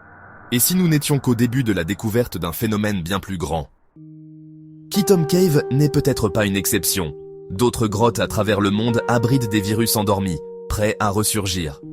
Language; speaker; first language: French; native; French